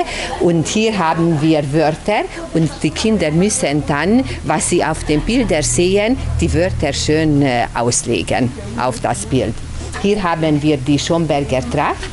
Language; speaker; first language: German; non-native, local second language; Hungarian